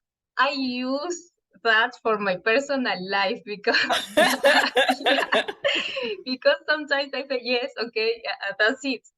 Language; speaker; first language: English; non-native, fluent; Spanish